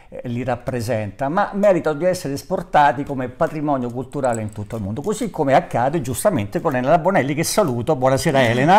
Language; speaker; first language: Italian; native; Italian